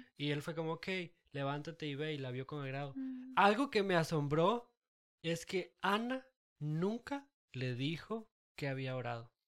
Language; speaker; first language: Spanish; early bilingual, heritage; Spanish